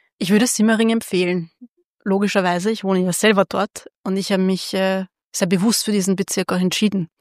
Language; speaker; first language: German; early bilingual, other home language; Hungarian